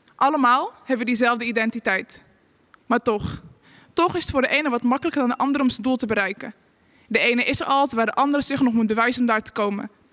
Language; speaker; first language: Dutch; early bilingual, other home language; Arabic